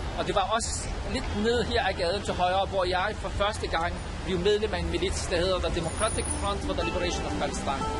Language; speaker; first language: Danish; non-native, fluent; Arabic